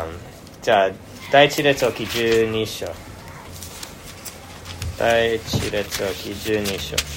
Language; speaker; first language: Japanese; non-native, fluent; English